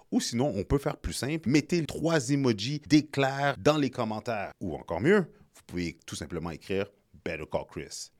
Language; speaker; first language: French; early bilingual, other home language; Haitian Creole